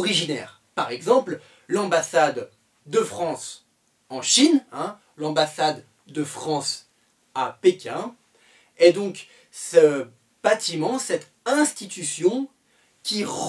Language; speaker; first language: French; native; French